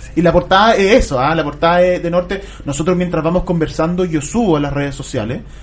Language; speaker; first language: Spanish; native; Spanish